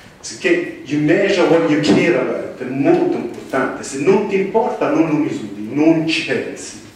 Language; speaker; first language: Italian; early bilingual, heritage; English